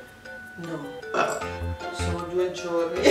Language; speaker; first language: Italian; native; Italian